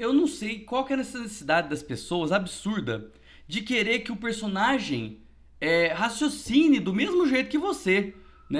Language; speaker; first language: Portuguese; native; Portuguese